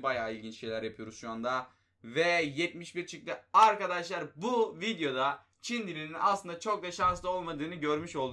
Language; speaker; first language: Turkish; native; Turkish